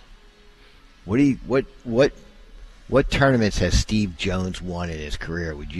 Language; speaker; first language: English; native; English